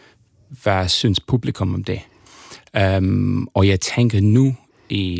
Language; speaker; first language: Danish; non-native, learner; English